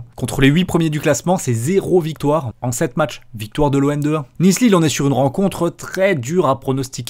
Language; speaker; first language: French; native; French